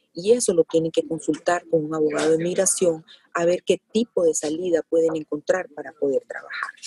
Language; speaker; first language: Spanish; native; Spanish